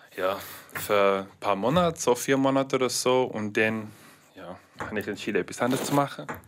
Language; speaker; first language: German; non-native, learner; English